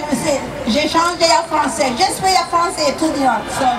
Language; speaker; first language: French; non-native, learner; English